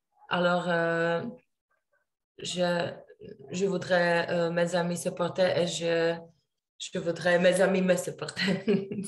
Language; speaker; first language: French; non-native, learner; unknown